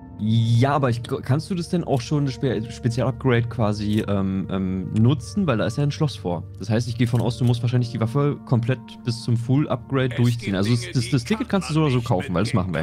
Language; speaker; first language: German; native; German